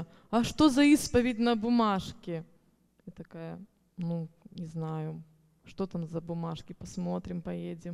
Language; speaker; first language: Russian; native; Russian